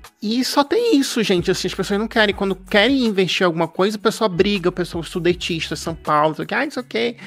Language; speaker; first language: Portuguese; native; Portuguese